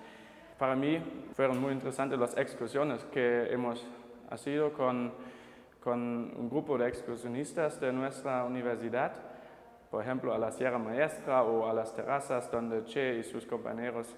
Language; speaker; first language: Spanish; non-native, fluent; German